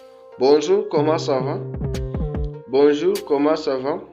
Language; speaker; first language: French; non-native, learner; Kinyarwanda